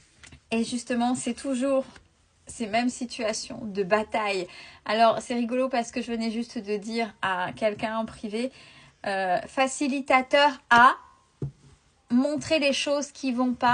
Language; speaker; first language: French; native; French